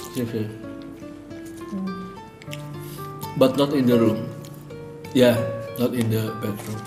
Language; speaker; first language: English; non-native, learner; Indonesian